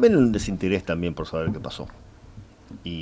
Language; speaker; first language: Spanish; native; Spanish